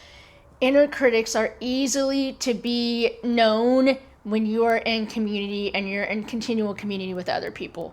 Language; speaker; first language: English; native; English